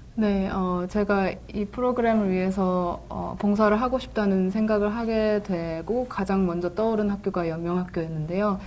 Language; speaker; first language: Korean; native; Korean